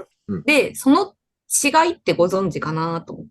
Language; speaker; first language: Japanese; native; Japanese